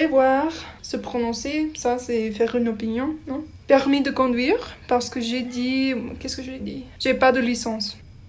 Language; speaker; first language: French; non-native, learner; English